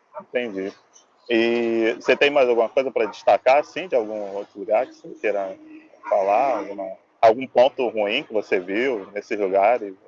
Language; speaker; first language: Portuguese; native; Portuguese